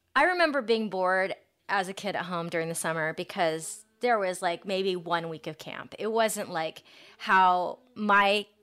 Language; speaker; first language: English; native; English